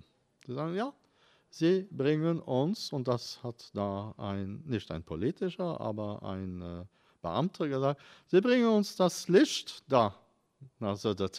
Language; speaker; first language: German; non-native, fluent; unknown